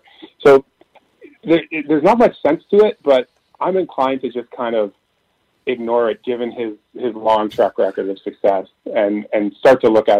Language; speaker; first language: English; native; English